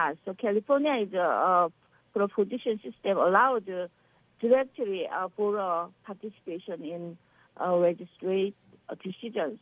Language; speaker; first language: English; non-native, learner; Korean